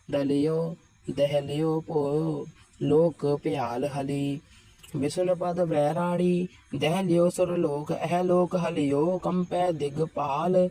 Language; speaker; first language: Hindi; non-native, local second language; Punjabi